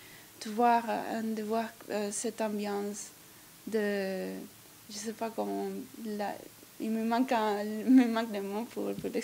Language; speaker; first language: French; non-native, learner; Italian